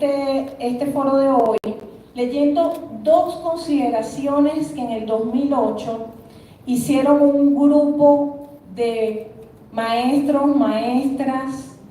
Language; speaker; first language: Spanish; native; Spanish